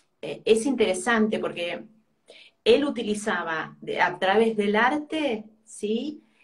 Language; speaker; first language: Spanish; native; Spanish